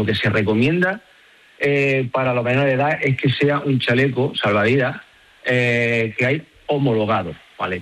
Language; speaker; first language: Spanish; native; Spanish